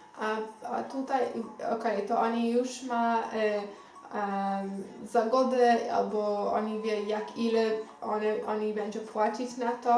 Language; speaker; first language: Polish; non-native, learner; Xhosa